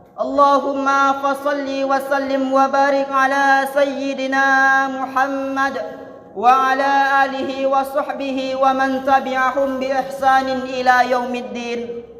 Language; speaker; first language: Malay; non-native, local second language; Minangkabau